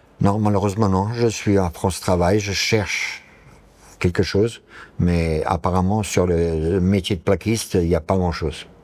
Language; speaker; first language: French; early bilingual, other home language; Serbian